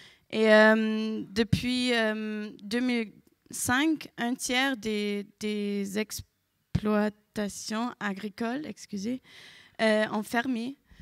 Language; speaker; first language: French; non-native, fluent; German